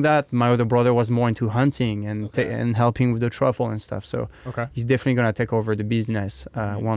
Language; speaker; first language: English; non-native, fluent; French